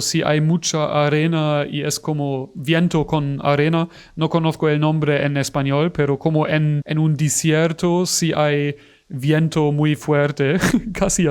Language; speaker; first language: Spanish; non-native, fluent; German